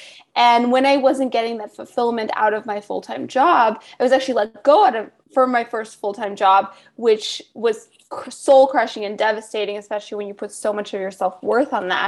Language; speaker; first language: English; native; English